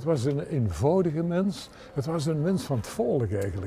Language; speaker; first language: Dutch; native; Dutch